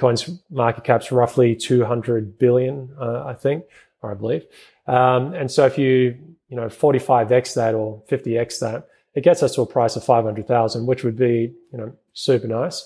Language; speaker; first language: English; native; English